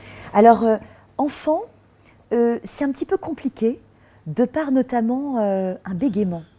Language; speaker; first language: French; native; French